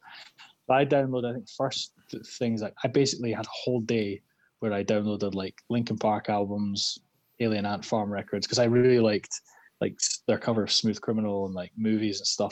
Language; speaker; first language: English; native; English